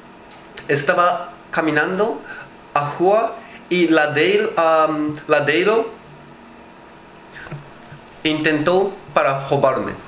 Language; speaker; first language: Spanish; non-native, learner; Portuguese